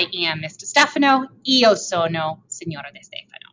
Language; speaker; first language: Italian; non-native, fluent; English